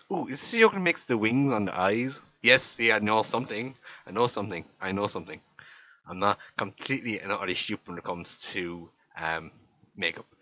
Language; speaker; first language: English; native; English